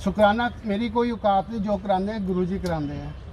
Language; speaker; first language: Hindi; non-native, local second language; Punjabi